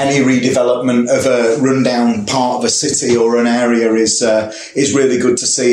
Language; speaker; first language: English; native; English